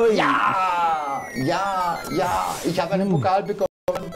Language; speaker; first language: German; native; German